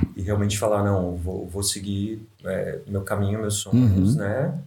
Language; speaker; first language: Portuguese; native; Portuguese